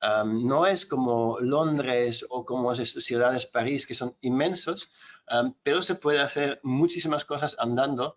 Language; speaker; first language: Spanish; non-native, fluent; Dutch